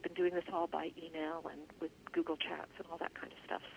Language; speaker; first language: English; native; English